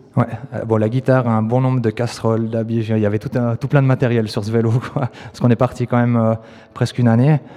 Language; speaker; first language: French; native; French